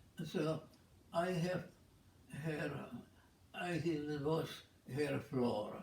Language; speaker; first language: English; non-native, fluent; Czech